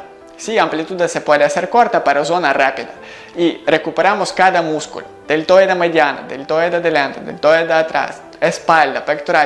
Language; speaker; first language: Spanish; non-native, learner; Ukrainian